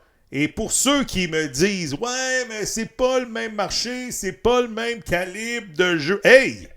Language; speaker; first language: French; native; French